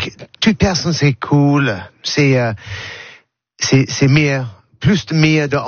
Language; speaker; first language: French; non-native, learner; English